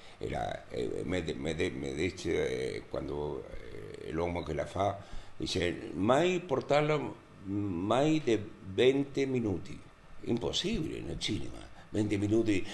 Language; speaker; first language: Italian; non-native, learner; Spanish